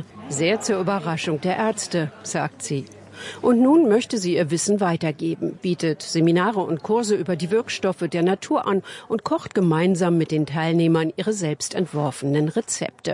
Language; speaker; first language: German; native; German